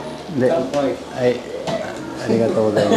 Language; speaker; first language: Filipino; non-native, learner; Japanese